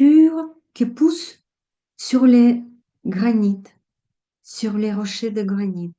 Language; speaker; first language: French; non-native, fluent; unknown